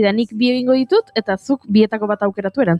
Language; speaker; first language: Basque; native; Basque